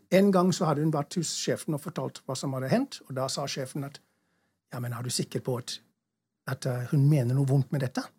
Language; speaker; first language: Norwegian; non-native, fluent; English